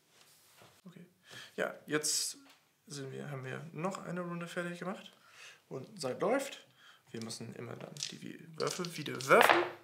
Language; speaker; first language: German; non-native, fluent; English